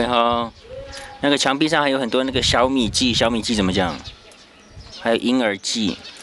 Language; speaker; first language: Chinese; native; Chinese